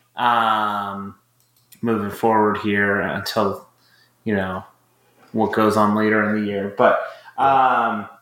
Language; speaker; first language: English; native; English